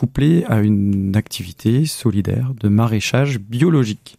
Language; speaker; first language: French; native; French